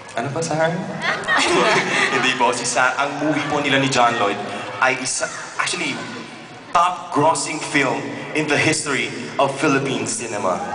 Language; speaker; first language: Filipino; non-native, local second language; Cebuano